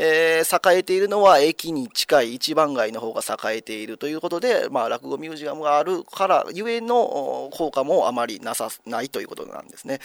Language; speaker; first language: Japanese; native; Japanese